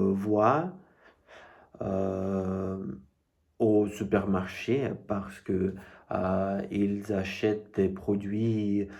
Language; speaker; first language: French; non-native, fluent; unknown